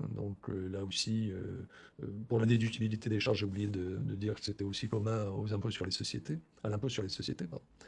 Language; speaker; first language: French; native; French